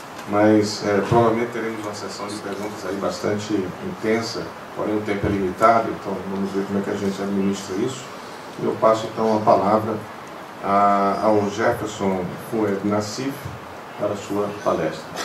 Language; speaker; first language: Portuguese; native; Portuguese